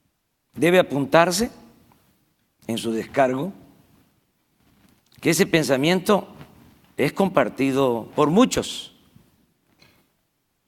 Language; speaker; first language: Spanish; native; Spanish